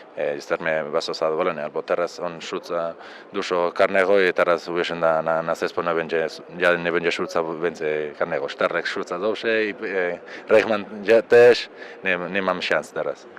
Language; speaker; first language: Polish; non-native, learner; Spanish